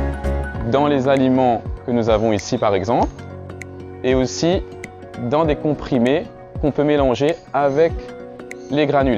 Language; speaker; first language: French; native; French